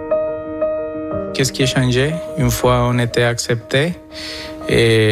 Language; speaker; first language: French; non-native, fluent; Spanish